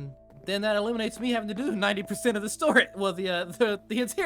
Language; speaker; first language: English; native; English